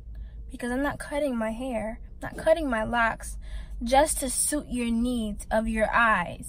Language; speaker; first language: English; native; English